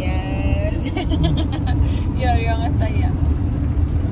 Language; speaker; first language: Spanish; native; Spanish